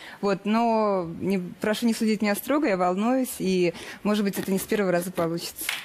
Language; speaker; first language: Russian; native; Russian